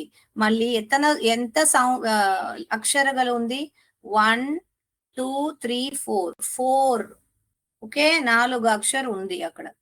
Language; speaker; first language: Telugu; non-native, learner; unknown